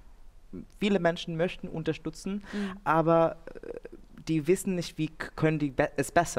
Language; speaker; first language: German; non-native, fluent; Bangla